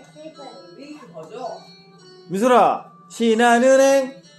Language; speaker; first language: Korean; native; Korean